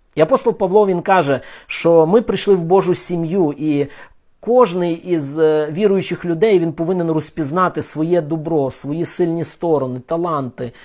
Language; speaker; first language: Ukrainian; non-native, local second language; Russian